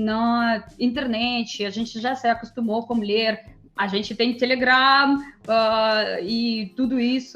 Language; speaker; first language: Portuguese; non-native, fluent; Russian